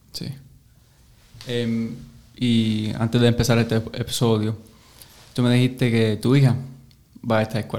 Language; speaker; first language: Spanish; early bilingual, heritage; English